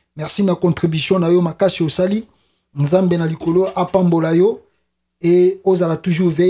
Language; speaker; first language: French; non-native, local second language; Lingala